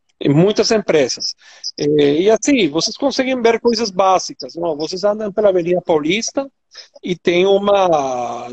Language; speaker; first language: Portuguese; non-native, fluent; Spanish